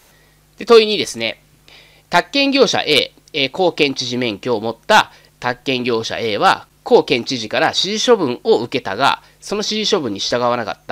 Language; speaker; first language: Japanese; native; Japanese